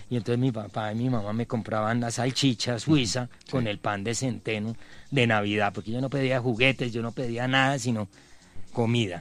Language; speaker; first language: Spanish; early bilingual, other home language; Czech